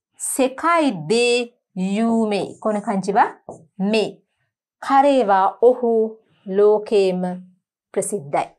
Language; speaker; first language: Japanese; non-native, learner; Sinhala